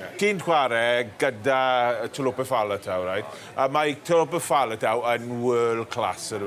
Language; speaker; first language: Welsh; non-native, learner; English